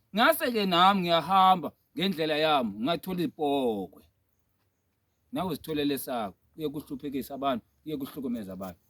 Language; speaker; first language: Zulu; non-native, local second language; Xhosa